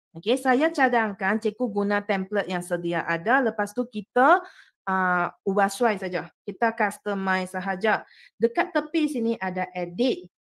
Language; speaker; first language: Malay; non-native, local second language; Chinese